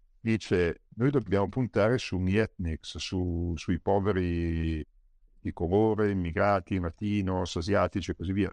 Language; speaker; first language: Italian; native; Italian